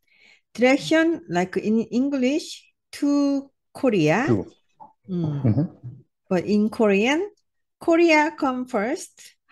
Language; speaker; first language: English; non-native, learner; Korean